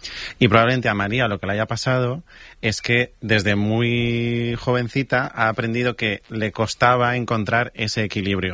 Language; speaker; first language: Spanish; native; Spanish